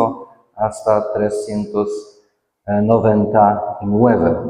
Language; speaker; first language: Spanish; non-native, fluent; Polish